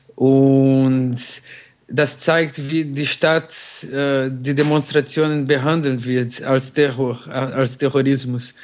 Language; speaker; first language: German; non-native, fluent; Portuguese